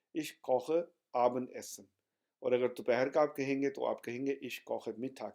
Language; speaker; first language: German; non-native, fluent; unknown